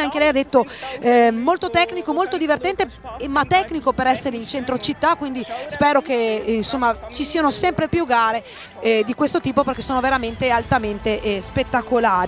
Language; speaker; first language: Italian; native; Italian